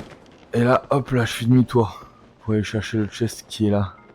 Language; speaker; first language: French; native; French